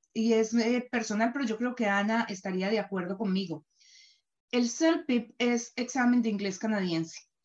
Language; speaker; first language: Spanish; native; Spanish